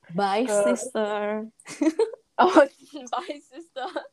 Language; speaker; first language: English; native; English